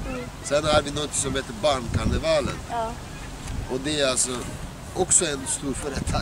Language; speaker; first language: Swedish; non-native, fluent; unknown